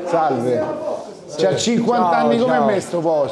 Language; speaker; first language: Italian; native; Italian